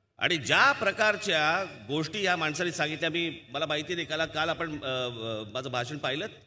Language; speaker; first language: Marathi; native; Marathi